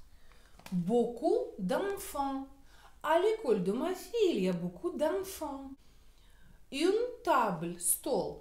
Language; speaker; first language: French; non-native, fluent; Russian